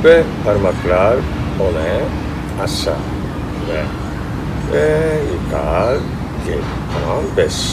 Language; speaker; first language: Turkish; non-native, learner; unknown